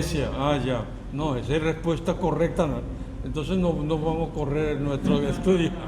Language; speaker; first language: Spanish; non-native, learner; Korean